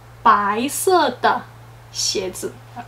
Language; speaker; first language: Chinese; non-native, fluent; English